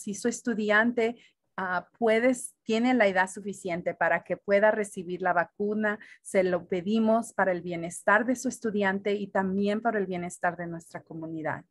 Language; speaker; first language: Spanish; early bilingual, heritage; Spanish